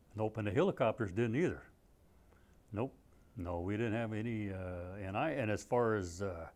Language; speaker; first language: English; native; English